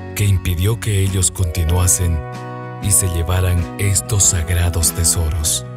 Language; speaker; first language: Spanish; native; Spanish